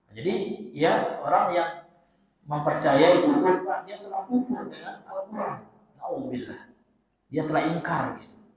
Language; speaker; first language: Indonesian; non-native, local second language; Minangkabau